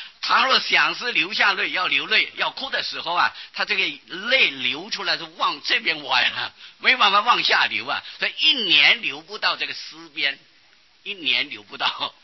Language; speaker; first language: Chinese; non-native, local second language; Hakka Chinese